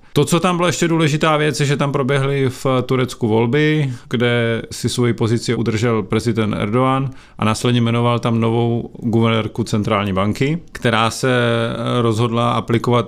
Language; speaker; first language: Czech; native; Czech